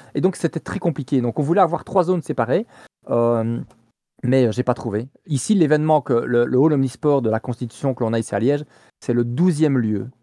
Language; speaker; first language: French; native; French